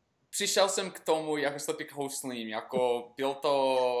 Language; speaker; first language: Czech; non-native, learner; English